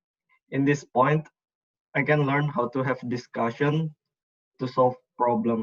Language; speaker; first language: English; non-native, learner; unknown